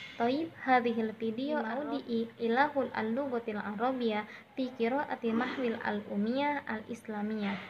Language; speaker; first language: Arabic; non-native, learner; Indonesian